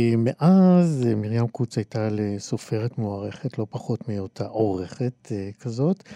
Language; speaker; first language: Hebrew; native; Hebrew